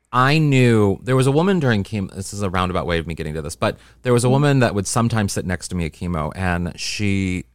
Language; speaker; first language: English; native; English